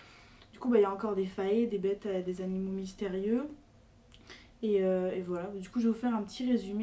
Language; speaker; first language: French; native; French